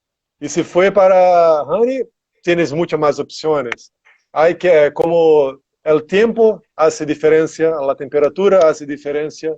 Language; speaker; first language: Spanish; non-native, learner; Portuguese